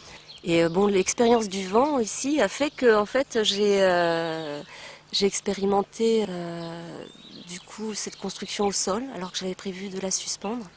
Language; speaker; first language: French; native; French